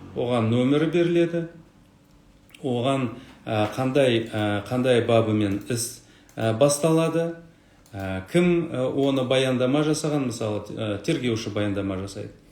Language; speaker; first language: Kazakh; non-native, local second language; Russian